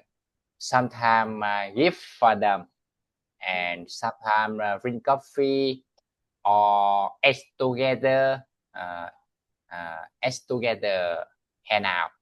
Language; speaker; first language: English; non-native, learner; Vietnamese